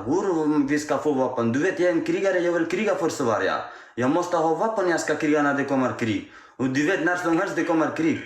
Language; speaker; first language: Swedish; non-native, learner; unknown